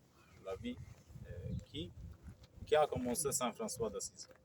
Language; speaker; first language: French; non-native, fluent; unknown